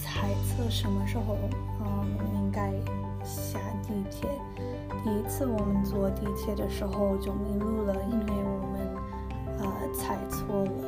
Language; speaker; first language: Chinese; non-native, learner; English